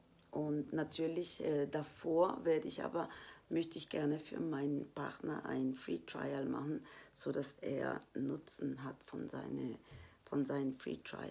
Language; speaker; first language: German; non-native, fluent; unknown